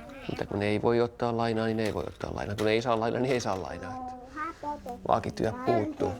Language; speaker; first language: Finnish; native; Finnish